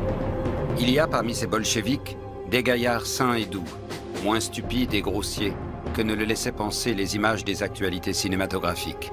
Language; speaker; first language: French; native; French